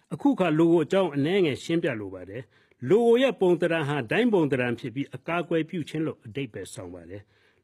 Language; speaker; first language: Burmese; non-native, local second language; Hakha Chin